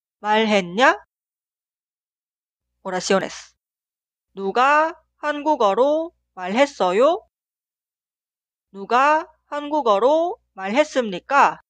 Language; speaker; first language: Korean; non-native, fluent; Spanish